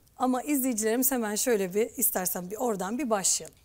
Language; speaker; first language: Turkish; native; Turkish